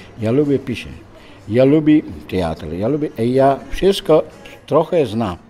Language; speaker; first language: Polish; non-native, learner; Dutch